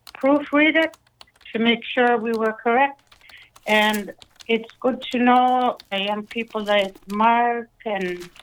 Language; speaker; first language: English; non-native, fluent; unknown